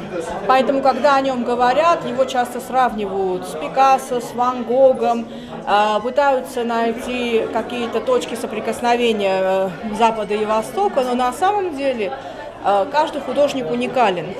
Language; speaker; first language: Russian; native; Russian